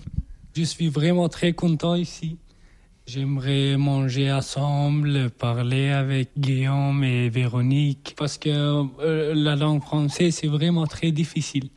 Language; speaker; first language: French; non-native, learner; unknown